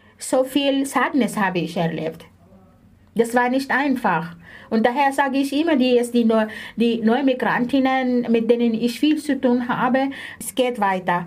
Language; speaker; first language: German; non-native, fluent; Arabic